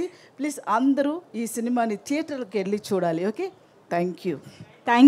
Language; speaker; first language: Telugu; non-native, learner; Tamil